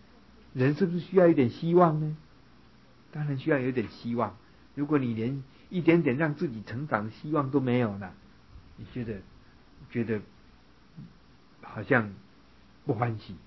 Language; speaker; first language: Chinese; native; Chinese